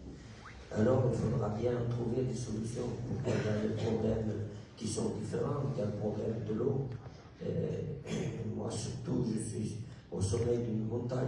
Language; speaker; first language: French; non-native, local second language; Italian